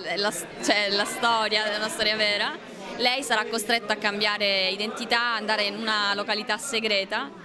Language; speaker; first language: Italian; native; Italian